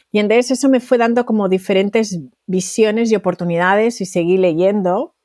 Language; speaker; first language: Spanish; native; Spanish